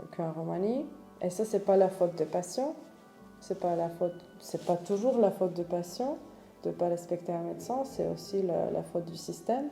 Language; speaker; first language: French; non-native, fluent; Romanian